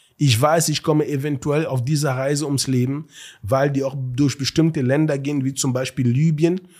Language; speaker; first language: German; early bilingual, other home language; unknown